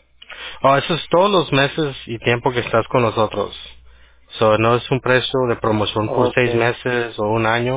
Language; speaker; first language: Spanish; early bilingual, heritage; Spanish